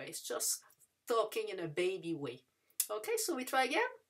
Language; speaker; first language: English; non-native, fluent; French